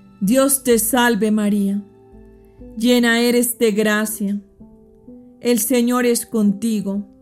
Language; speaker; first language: Spanish; native; Spanish